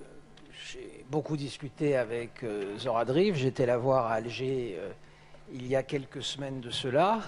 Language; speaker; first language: French; native; French